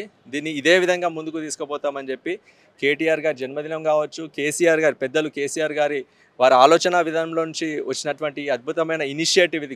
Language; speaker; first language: Telugu; native; Telugu